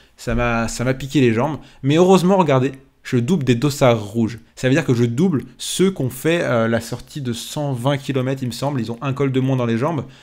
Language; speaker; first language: French; native; French